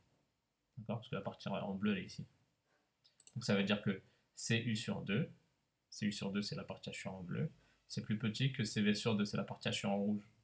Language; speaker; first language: French; native; French